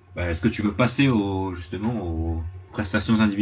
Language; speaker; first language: French; native; French